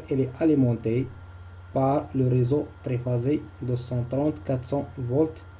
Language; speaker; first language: French; non-native, local second language; Arabic